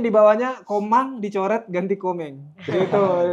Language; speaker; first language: Indonesian; native; Indonesian